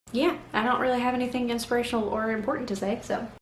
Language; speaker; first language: English; native; English